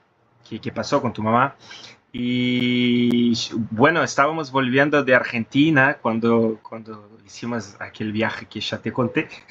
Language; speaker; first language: Spanish; non-native, fluent; Portuguese